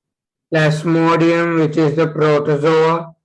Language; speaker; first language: English; non-native, learner; Sinhala